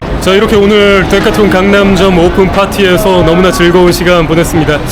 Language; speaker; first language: Korean; native; Korean